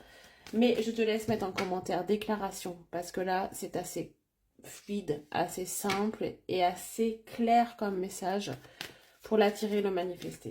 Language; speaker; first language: French; native; French